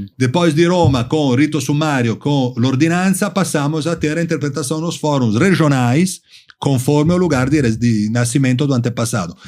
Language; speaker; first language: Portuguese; non-native, fluent; Italian